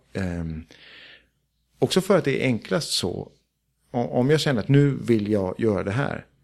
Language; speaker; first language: Swedish; early bilingual, heritage; Swedish